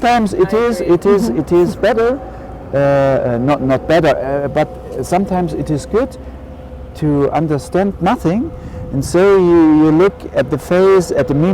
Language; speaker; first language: English; non-native, learner; German